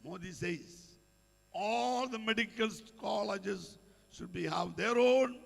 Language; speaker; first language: English; non-native, local second language; Malayalam